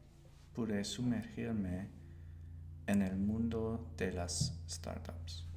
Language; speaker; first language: Spanish; non-native, learner; English